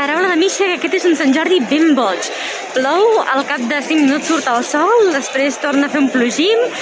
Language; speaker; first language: Catalan; native; Catalan